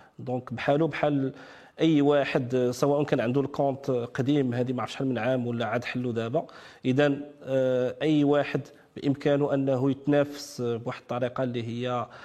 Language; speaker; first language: Arabic; native; Arabic